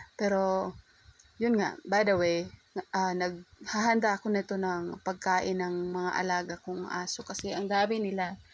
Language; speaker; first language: Filipino; non-native, local second language; Cebuano